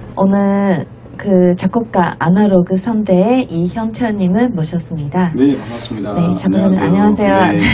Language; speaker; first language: Korean; non-native, fluent; Chinese